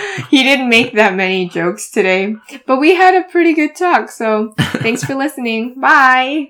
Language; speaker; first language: English; early bilingual, other home language; Chinese